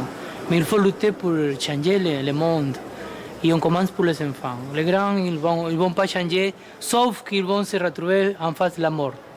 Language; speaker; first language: French; non-native, fluent; Spanish